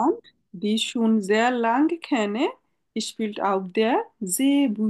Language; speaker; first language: German; non-native, fluent; Bangla